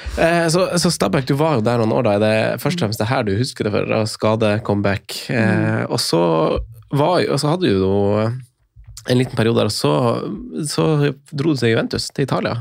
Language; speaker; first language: Norwegian; native; Norwegian